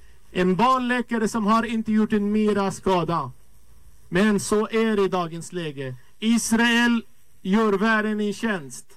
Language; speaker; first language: Swedish; non-native, fluent; Arabic